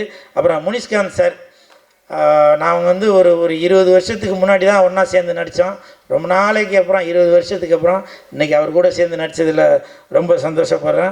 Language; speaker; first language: Tamil; native; Tamil